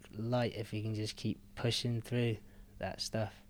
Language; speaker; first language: English; native; English